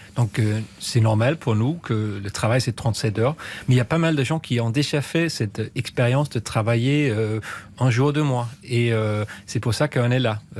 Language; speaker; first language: French; non-native, fluent; Danish